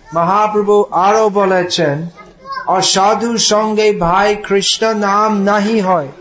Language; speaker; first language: Bangla; non-native, fluent; English